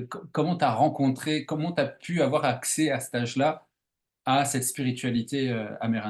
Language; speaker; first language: French; native; French